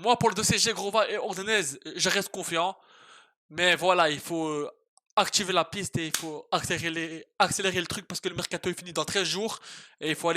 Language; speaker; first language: French; native; French